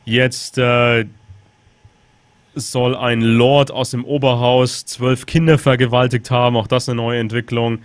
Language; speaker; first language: German; native; German